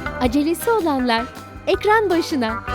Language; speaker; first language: Turkish; native; Turkish